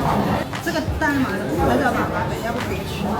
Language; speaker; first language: Chinese; native; Chinese